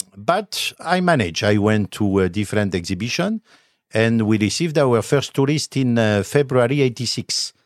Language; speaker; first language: English; non-native, fluent; French